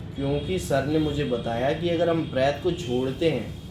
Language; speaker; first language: Hindi; native; Hindi